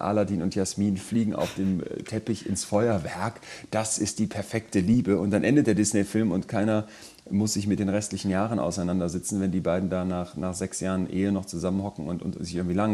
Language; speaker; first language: German; native; German